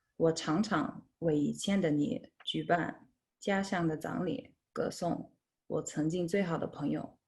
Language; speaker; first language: Chinese; non-native, learner; English